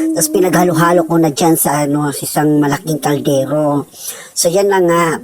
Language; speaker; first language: Filipino; non-native, local second language; Cebuano